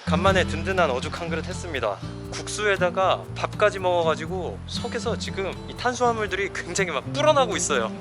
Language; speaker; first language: Korean; native; Korean